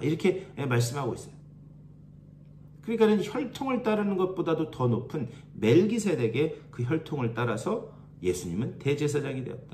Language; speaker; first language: Korean; native; Korean